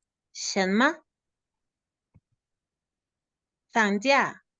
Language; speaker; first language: Chinese; non-native, learner; Spanish